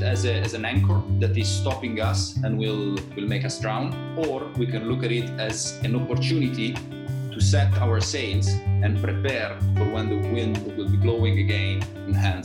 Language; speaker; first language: English; non-native, fluent; Italian